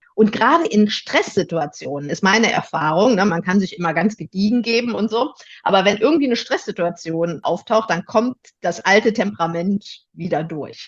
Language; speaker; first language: German; native; German